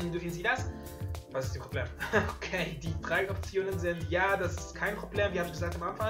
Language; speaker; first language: German; non-native, learner; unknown